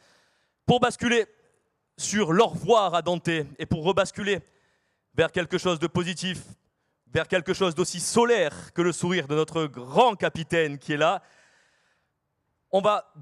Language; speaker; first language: French; native; French